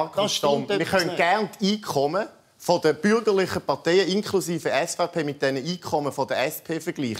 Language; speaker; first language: German; native; German